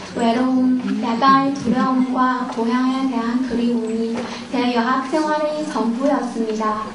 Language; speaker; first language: Korean; non-native, fluent; Chinese